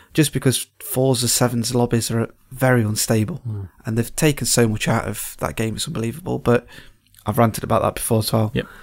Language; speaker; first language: English; native; English